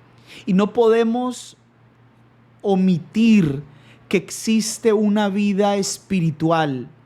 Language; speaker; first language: Spanish; native; Spanish